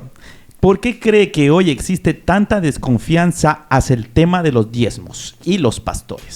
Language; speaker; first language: Spanish; native; Spanish